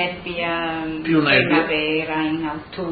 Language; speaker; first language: Italian; non-native, local second language; Friulian